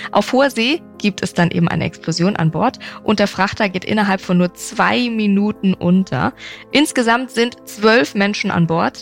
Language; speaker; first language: German; native; German